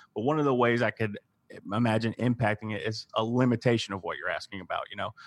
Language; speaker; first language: English; native; English